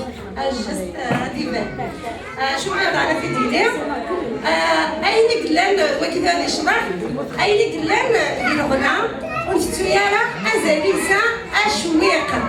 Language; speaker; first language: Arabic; non-native, local second language; Kabyle